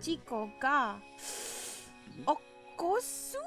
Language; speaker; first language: Japanese; non-native, learner; English